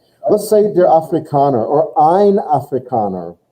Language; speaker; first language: German; non-native, fluent; English